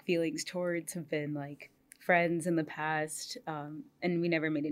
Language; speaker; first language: English; native; English